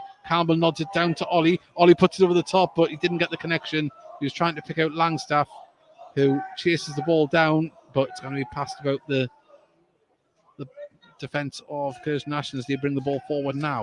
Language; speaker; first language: English; native; English